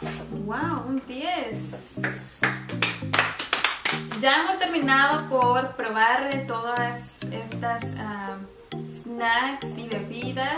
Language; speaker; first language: Spanish; native; Spanish